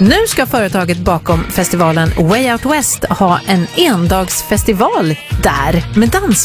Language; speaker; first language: Swedish; native; Swedish